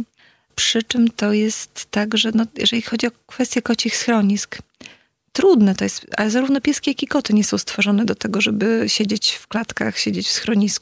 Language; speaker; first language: Polish; native; Polish